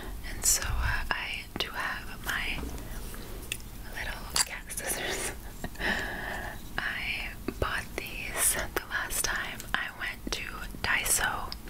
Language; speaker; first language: English; native; English